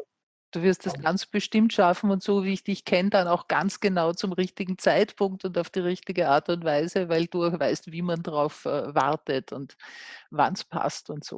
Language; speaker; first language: German; native; German